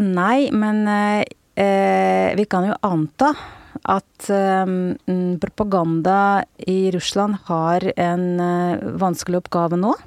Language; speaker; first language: Norwegian; non-native, fluent; Russian